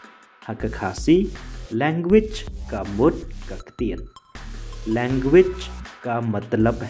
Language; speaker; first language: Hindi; non-native, local second language; Khasi